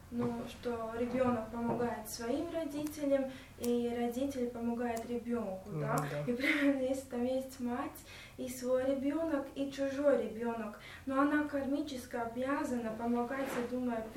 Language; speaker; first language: Russian; non-native, local second language; Latvian